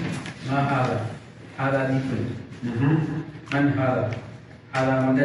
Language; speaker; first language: Arabic; non-native, learner; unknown